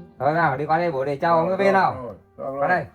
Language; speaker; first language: Vietnamese; native; Vietnamese